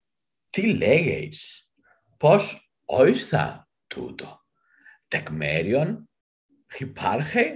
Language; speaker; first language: Greek; non-native, fluent; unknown